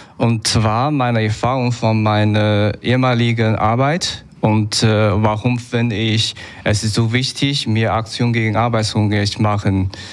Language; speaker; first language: German; non-native, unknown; Chinese